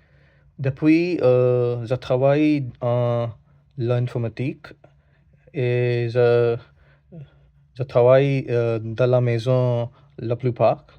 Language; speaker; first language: French; non-native, learner; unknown